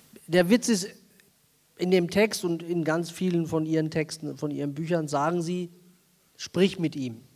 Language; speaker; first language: German; native; German